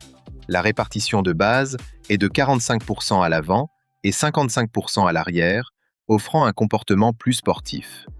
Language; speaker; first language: French; native; French